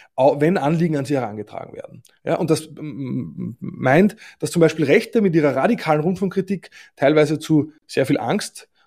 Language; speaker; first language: German; native; German